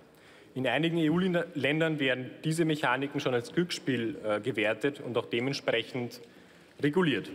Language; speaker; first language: German; native; German